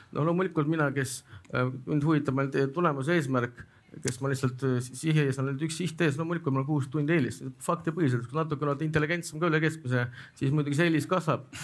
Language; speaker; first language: Estonian; non-native, local second language; Russian